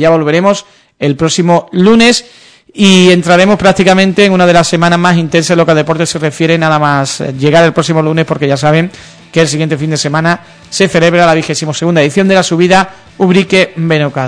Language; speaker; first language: Spanish; native; Spanish